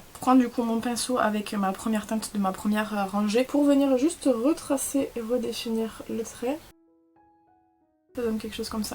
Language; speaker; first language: French; native; French